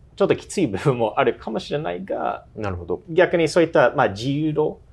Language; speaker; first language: Japanese; non-native, fluent; English